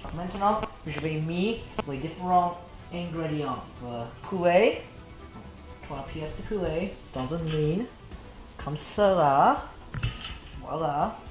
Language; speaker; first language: French; non-native, learner; English